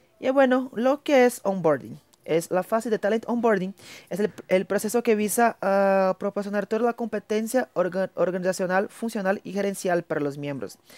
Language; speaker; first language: Spanish; non-native, fluent; Portuguese